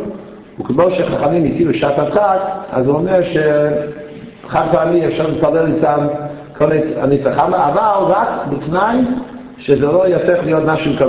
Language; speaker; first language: Hebrew; non-native, fluent; English